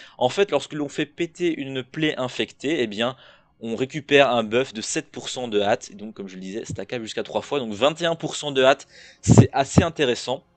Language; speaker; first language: French; native; French